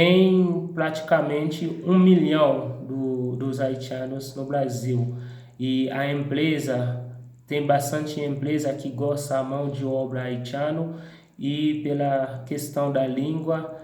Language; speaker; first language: Portuguese; non-native, fluent; Haitian Creole